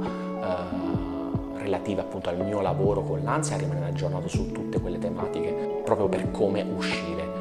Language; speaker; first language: Italian; native; Italian